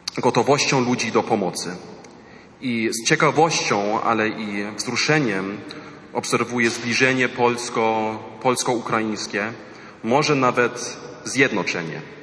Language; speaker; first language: Polish; non-native, fluent; German